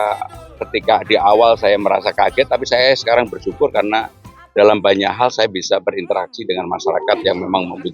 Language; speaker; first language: Indonesian; native; Indonesian